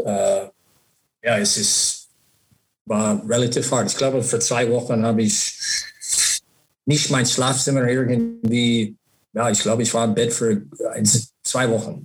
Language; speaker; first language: German; non-native, learner; English